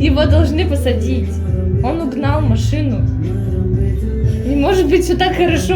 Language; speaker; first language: Russian; native; Russian